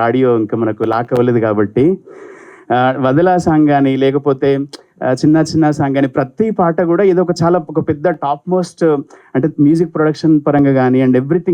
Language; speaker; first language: Telugu; native; Telugu